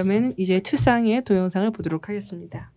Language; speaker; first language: Korean; native; Korean